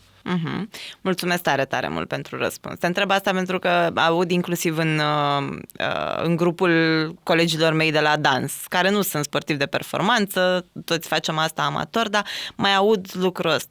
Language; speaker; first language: Romanian; native; Romanian